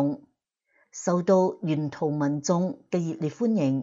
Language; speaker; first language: Chinese; non-native, local second language; Cantonese